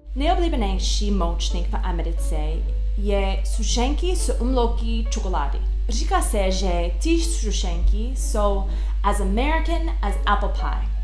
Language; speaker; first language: Czech; non-native, learner; English